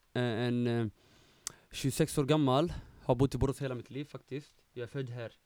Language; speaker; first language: Swedish; native; Swedish